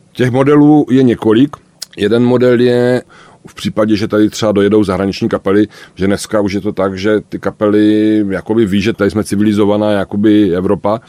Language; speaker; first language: Czech; native; Czech